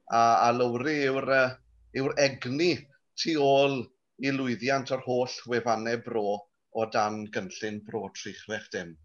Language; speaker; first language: Welsh; native; Welsh